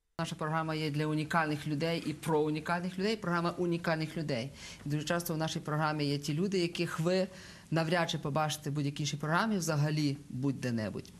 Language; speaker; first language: Ukrainian; native; Ukrainian